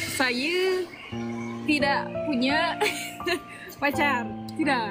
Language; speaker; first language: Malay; non-native, fluent; Turkish